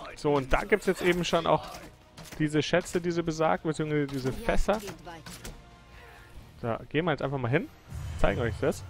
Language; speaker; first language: German; native; German